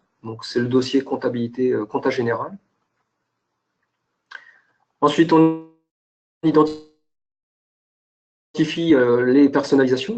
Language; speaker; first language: French; native; French